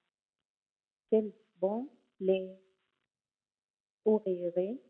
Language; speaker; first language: French; non-native, learner; Arabic